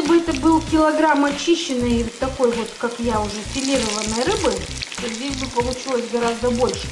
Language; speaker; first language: Russian; native; Russian